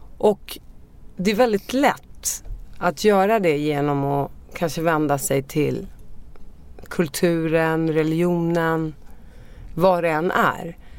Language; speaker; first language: Swedish; early bilingual, other home language; Arabic